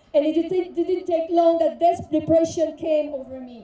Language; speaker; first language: English; native; English